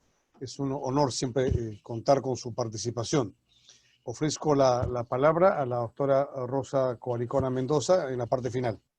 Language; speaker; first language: Spanish; native; Spanish